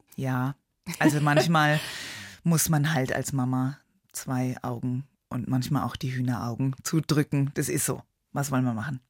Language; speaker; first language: German; native; German